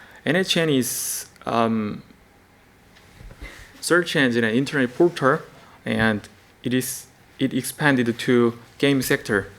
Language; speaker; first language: English; non-native, learner; Korean